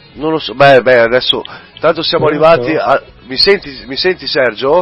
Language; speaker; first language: Italian; native; Italian